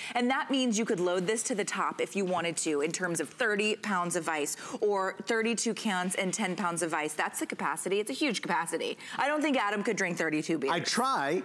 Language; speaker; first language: English; native; English